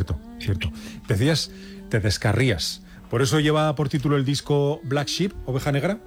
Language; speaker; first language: Spanish; native; Spanish